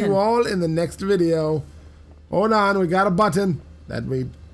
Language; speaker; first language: English; native; English